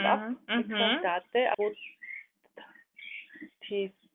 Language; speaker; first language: Greek; non-native, learner; German